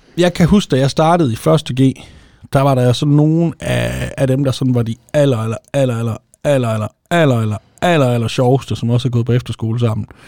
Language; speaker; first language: Danish; native; Danish